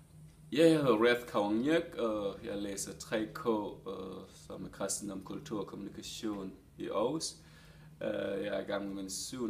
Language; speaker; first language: Danish; non-native, fluent; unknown